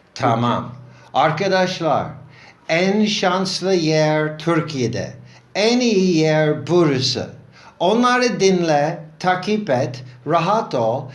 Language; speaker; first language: Turkish; non-native, learner; English